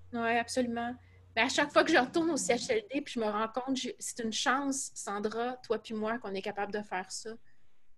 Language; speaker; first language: French; native; French